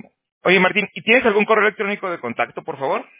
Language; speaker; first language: Spanish; native; Spanish